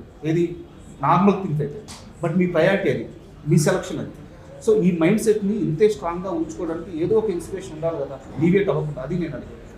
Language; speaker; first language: Telugu; native; Telugu